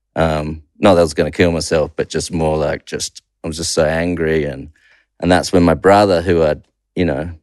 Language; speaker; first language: English; native; English